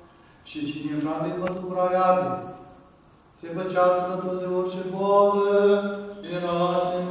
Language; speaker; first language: Romanian; native; Romanian